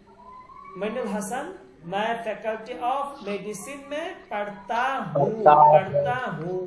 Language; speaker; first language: Hindi; non-native, learner; Bangla